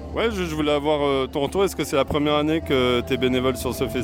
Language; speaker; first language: French; native; French